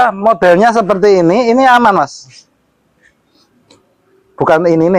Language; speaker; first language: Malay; non-native, local second language; Javanese